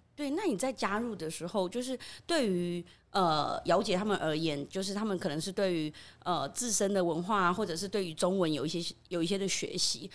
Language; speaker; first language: Chinese; early bilingual, other home language; Burmese